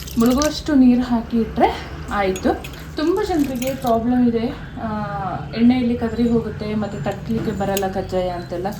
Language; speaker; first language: Kannada; native; Kannada